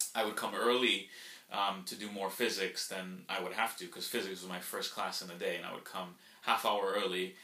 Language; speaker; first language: English; early bilingual, other home language; Spanish